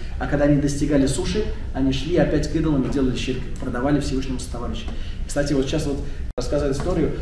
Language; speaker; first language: Russian; non-native, local second language; Tatar